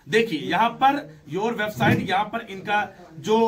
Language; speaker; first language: Hindi; native; Hindi